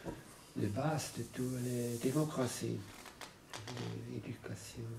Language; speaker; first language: French; non-native, learner; German